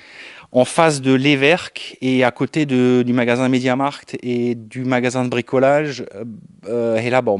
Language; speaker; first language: French; native; French